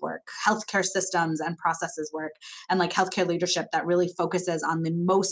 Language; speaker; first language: English; non-native, local second language; Malayalam